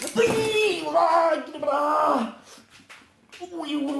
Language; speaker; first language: French; native; French